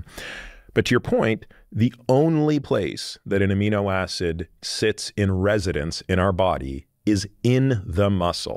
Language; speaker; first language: English; native; English